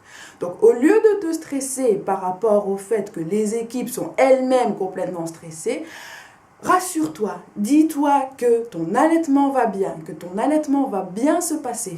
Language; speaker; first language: French; native; French